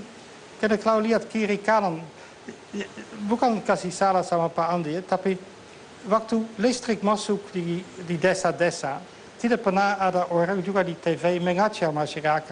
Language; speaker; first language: Indonesian; non-native, fluent; Dutch